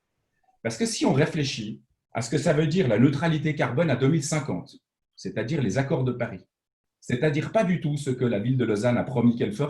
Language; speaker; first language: French; native; French